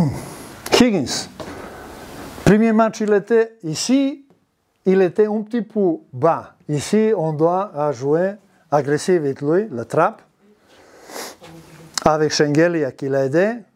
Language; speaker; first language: French; non-native, learner; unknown